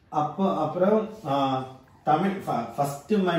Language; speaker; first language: Tamil; non-native, learner; Telugu